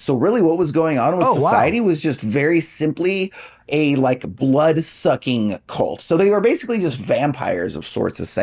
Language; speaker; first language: English; native; English